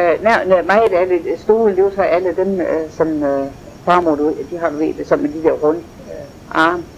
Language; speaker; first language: Danish; native; Danish